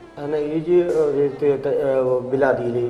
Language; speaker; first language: Arabic; non-native, learner; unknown